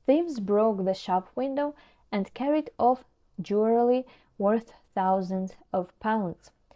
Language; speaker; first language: English; non-native, fluent; Ukrainian